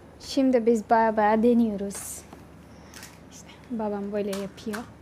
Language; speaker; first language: Turkish; non-native, learner; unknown